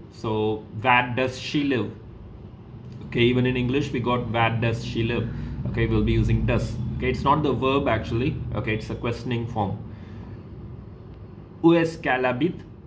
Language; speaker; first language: English; non-native, local second language; Tamil